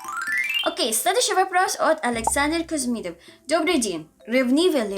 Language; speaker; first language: Russian; non-native, learner; Filipino